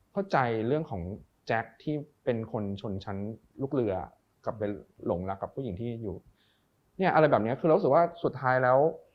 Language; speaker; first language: Thai; native; Thai